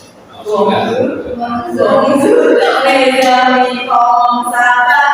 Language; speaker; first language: French; non-native, fluent; Indonesian